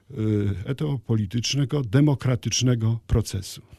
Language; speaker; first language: Ukrainian; non-native, learner; Polish